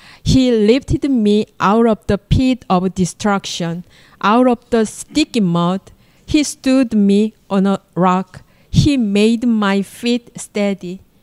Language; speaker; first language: English; non-native, fluent; Korean